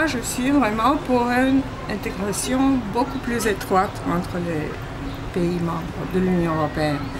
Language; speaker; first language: French; non-native, fluent; Bulgarian